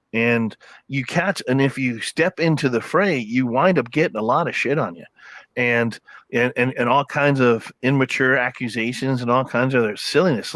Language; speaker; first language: English; native; English